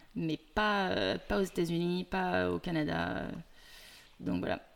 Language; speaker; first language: French; native; French